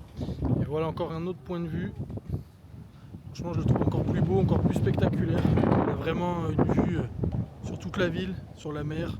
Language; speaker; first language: French; native; French